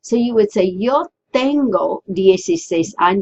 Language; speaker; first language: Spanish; non-native, fluent; English